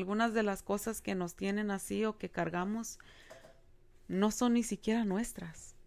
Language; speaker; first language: Spanish; early bilingual, other home language; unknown